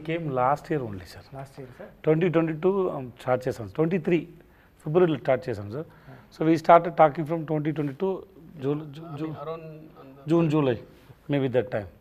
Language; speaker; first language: Telugu; non-native, learner; Tamil